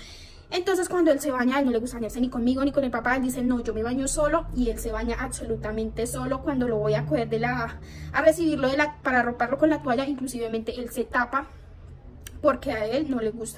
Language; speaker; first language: Spanish; native; Spanish